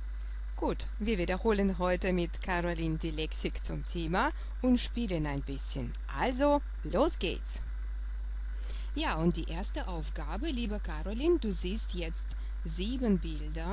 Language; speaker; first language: German; non-native, fluent; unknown